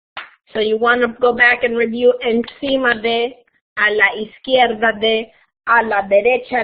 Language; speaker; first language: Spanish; non-native, fluent; English